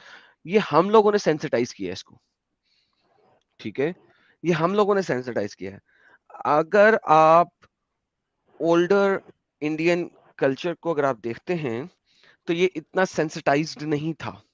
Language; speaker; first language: Hindi; native; Hindi